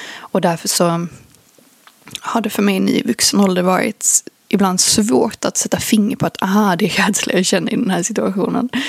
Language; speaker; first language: Swedish; early bilingual, other home language; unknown